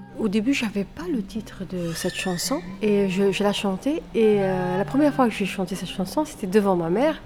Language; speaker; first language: French; non-native, local second language; Arabic